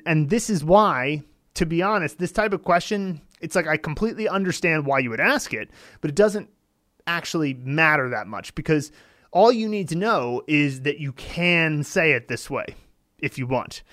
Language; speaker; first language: English; native; English